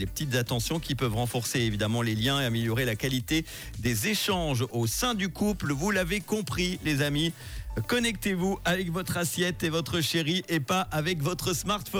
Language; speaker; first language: French; native; French